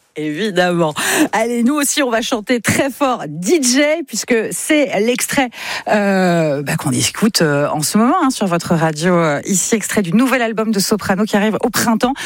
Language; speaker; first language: French; native; French